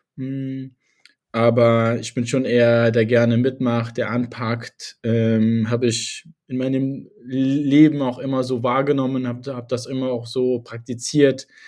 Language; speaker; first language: German; early bilingual, other home language; Kurdish